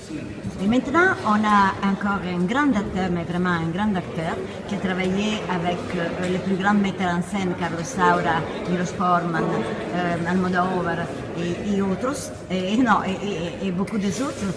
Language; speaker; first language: French; non-native, fluent; Italian